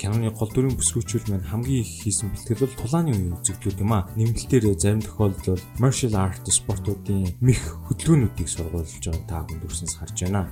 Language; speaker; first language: Mongolian; native; Mongolian